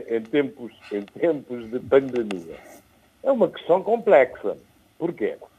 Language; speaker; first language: Portuguese; non-native, local second language; Kabuverdianu